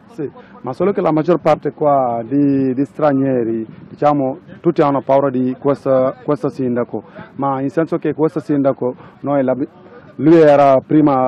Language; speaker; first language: Italian; non-native, local second language; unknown